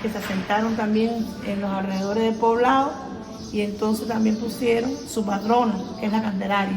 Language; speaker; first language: Spanish; native; Spanish